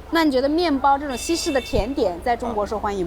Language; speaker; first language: Chinese; native; Chinese